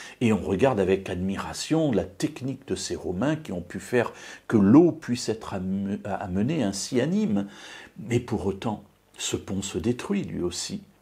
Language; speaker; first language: French; native; French